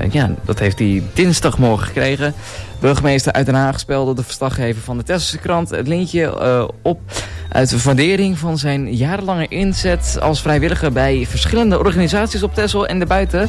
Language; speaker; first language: Dutch; native; Dutch